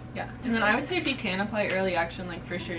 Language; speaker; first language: English; native; English